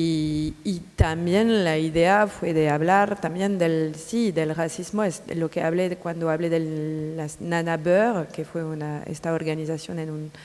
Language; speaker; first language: Spanish; non-native, learner; French